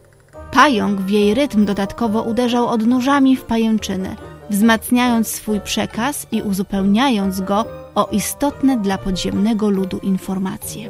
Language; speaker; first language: Polish; native; Polish